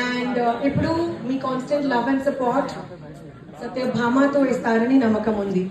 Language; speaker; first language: Telugu; non-native, learner; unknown